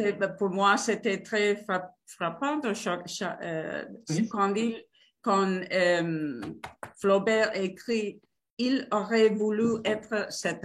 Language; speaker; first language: French; non-native, learner; Spanish